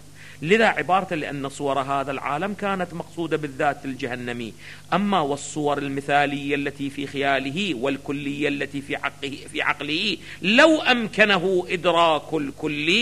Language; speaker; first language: Arabic; native; Arabic